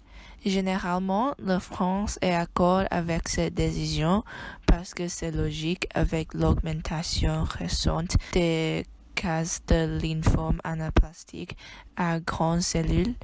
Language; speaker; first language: French; non-native, learner; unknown